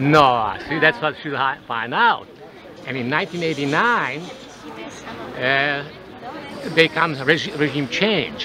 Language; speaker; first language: English; non-native, fluent; Slovak